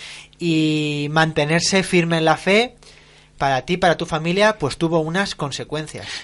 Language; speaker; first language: Spanish; native; Spanish